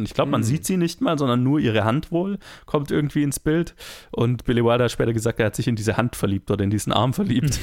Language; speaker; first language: German; native; German